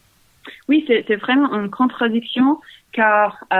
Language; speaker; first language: French; non-native, learner; English